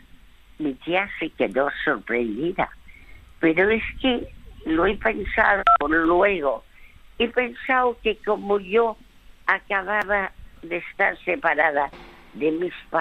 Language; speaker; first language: Spanish; early bilingual, other home language; French